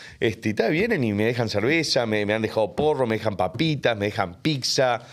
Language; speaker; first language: Spanish; native; Spanish